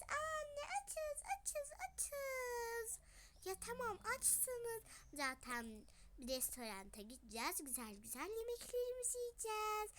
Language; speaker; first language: Turkish; early bilingual, other home language; Arabic